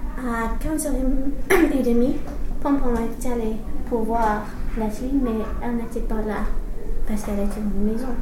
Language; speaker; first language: French; non-native, learner; English